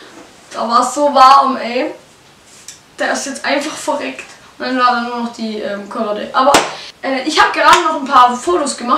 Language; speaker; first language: German; native; German